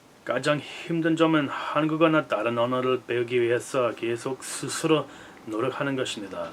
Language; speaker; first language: Korean; non-native, fluent; English